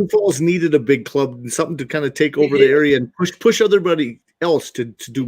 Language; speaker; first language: English; native; English